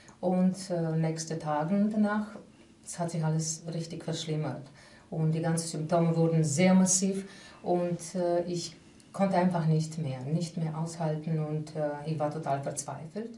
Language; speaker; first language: German; non-native, fluent; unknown